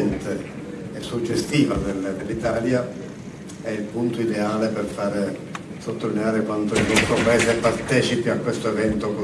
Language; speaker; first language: Italian; native; Italian